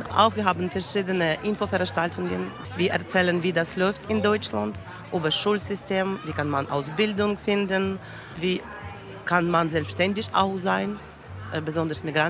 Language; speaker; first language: German; non-native, learner; Russian